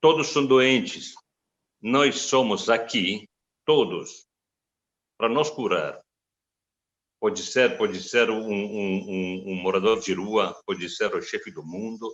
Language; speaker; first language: Portuguese; non-native, fluent; Italian